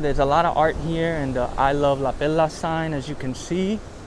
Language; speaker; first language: English; native; English